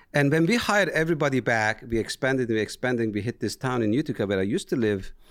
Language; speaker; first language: English; non-native, fluent; Turkish